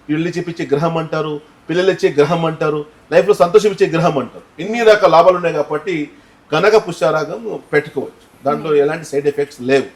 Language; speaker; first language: Telugu; non-native, fluent; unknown